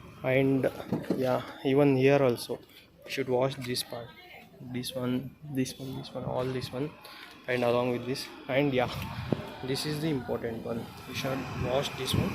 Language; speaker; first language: English; non-native, local second language; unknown